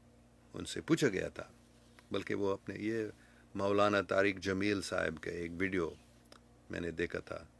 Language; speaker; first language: Hindi; non-native, fluent; English